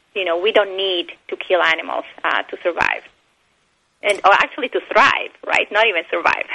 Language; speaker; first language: English; non-native, fluent; Spanish